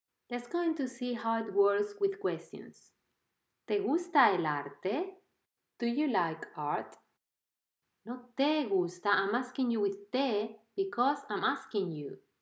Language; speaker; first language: English; non-native, fluent; Spanish